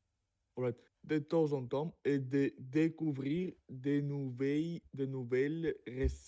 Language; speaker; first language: French; non-native, learner; Russian